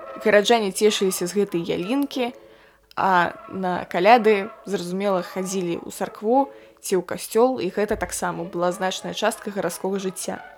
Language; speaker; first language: Belarusian; non-native, local second language; Russian